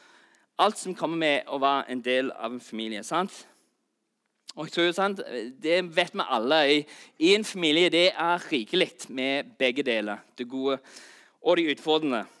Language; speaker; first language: Norwegian; non-native, fluent; English